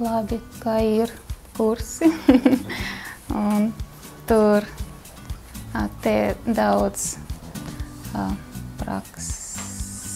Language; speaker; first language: Latvian; non-native, learner; Russian